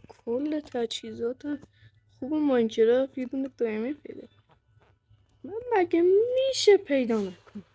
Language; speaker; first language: Persian; native; Persian